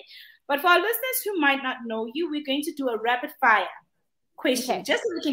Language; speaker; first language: English; non-native, local second language; Zulu